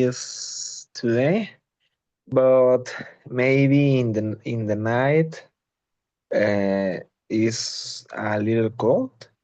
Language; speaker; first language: English; non-native, learner; Spanish